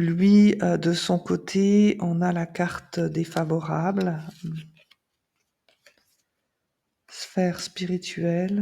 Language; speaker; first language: French; native; French